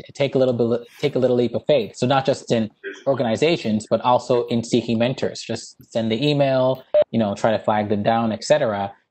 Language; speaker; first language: English; native; English